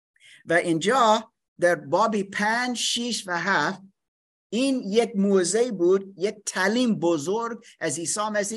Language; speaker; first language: Persian; non-native, fluent; English